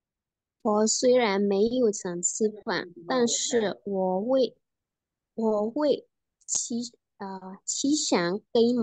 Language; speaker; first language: Chinese; non-native, learner; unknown